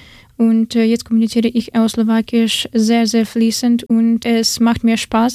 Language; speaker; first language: German; non-native, fluent; Ukrainian